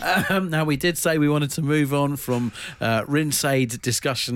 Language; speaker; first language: English; native; English